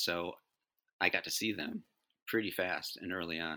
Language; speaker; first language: English; native; English